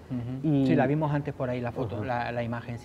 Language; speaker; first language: Spanish; native; Spanish